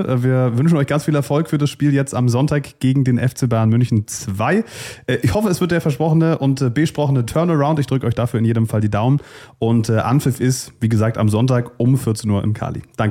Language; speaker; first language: German; native; German